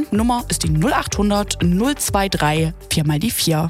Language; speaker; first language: German; native; German